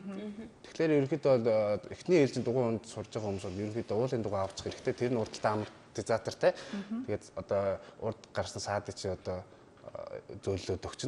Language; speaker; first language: Mongolian; native; Mongolian